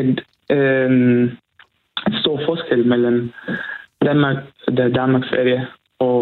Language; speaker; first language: Danish; non-native, fluent; Italian